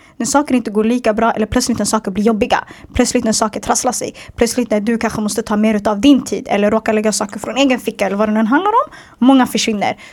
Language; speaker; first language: Swedish; early bilingual, other home language; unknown